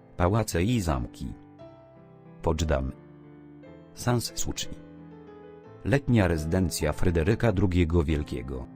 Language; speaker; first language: Polish; native; Polish